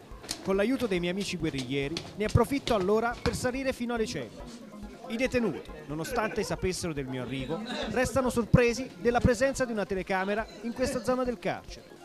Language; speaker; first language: Italian; native; Italian